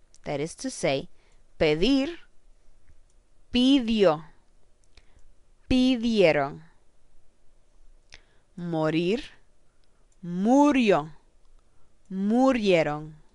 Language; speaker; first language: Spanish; non-native, fluent; English